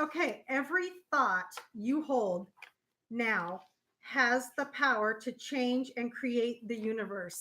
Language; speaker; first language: English; native; English